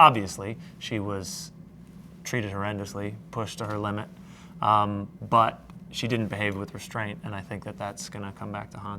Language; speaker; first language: English; native; English